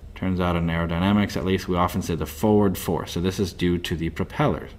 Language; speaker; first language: English; native; English